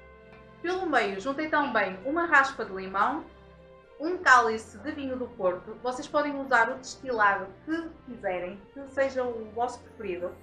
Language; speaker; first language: Portuguese; native; Portuguese